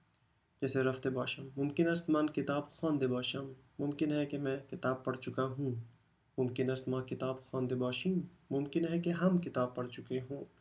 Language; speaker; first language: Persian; non-native, fluent; Urdu